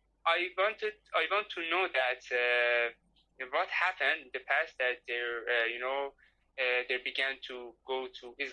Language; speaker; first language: English; non-native, learner; Persian